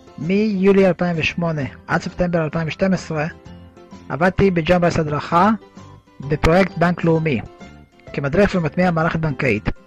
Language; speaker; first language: Hebrew; early bilingual, other home language; Russian